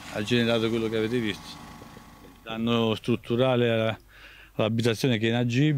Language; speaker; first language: Italian; native; Italian